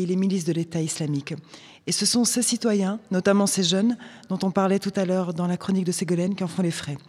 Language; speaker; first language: French; native; French